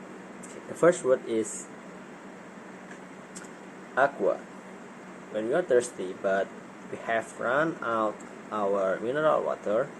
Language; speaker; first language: English; non-native, learner; Indonesian